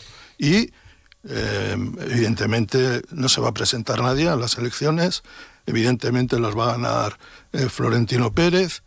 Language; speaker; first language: Spanish; native; Spanish